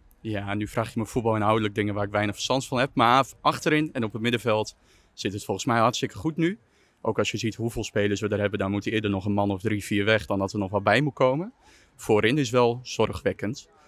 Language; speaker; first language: Dutch; native; Dutch